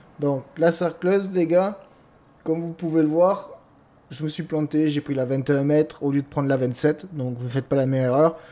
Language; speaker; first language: French; native; French